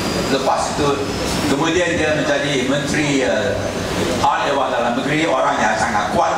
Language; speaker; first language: Malay; non-native, local second language; Chinese